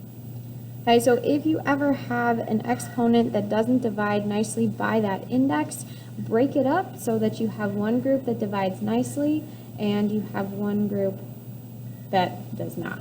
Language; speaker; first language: English; native; English